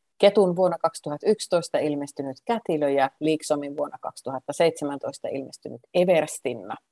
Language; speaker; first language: Finnish; native; Finnish